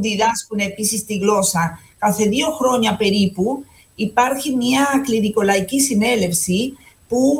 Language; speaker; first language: Greek; non-native, fluent; Spanish